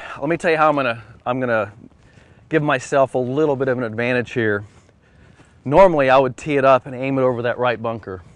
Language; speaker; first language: English; native; English